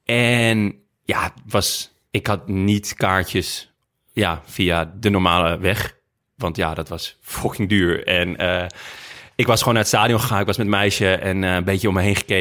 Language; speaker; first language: Dutch; native; Dutch